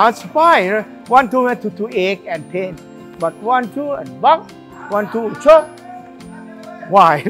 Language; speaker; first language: English; non-native, learner; Thai